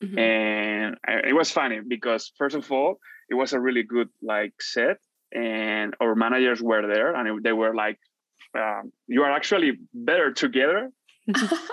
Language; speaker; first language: English; non-native, fluent; Spanish